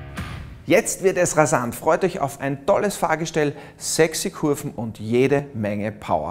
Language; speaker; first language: German; native; German